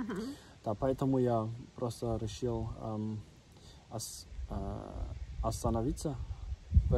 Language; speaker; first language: Russian; non-native, learner; German